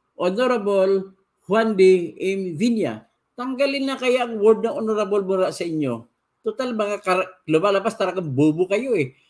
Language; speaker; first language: Filipino; non-native, local second language; Cebuano